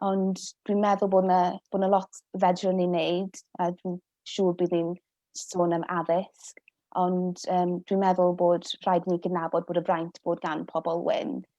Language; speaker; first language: Welsh; non-native, local second language; English